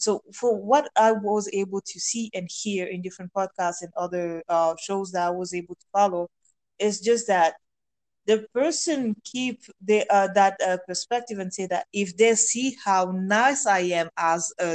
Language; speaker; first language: English; non-native, fluent; French